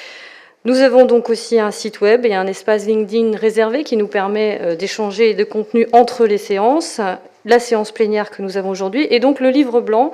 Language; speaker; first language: French; native; French